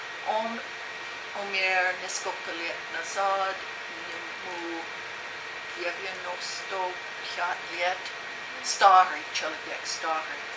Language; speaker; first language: Russian; non-native, learner; English